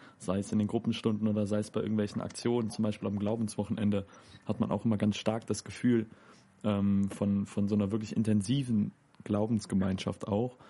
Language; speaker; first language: German; native; German